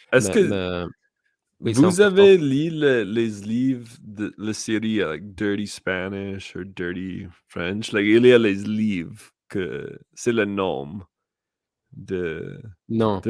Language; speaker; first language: French; non-native, learner; English